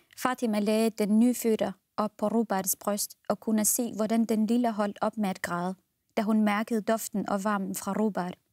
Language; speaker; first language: Danish; non-native, fluent; Central Kurdish